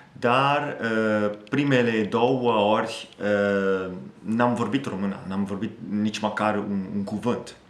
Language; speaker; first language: Romanian; non-native, fluent; Italian